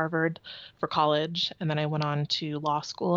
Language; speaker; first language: English; native; English